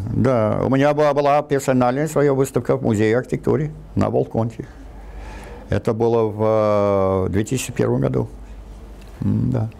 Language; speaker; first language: Russian; non-native, fluent; English